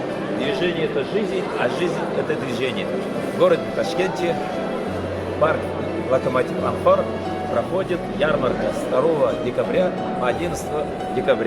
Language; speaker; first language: Russian; non-native, local second language; Uzbek